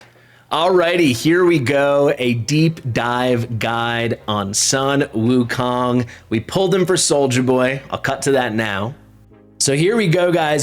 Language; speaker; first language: English; native; English